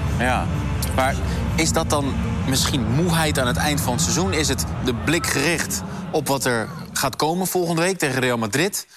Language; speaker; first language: Dutch; native; Dutch